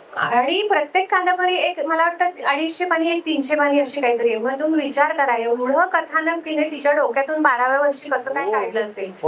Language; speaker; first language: Marathi; native; Marathi